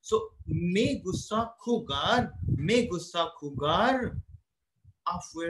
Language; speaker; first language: Spanish; non-native, fluent; Hindi